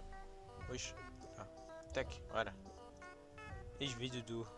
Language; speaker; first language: French; native; French